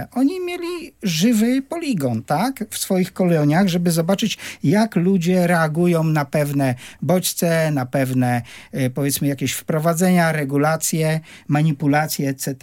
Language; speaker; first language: Polish; native; Polish